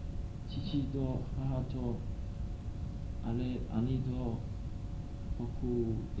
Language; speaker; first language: Japanese; non-native, learner; English